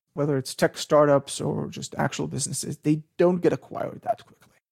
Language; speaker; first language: English; non-native, fluent; Hebrew